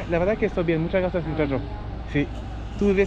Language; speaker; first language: Spanish; non-native, learner; French